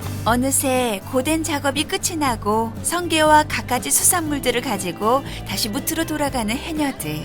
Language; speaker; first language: Korean; native; Korean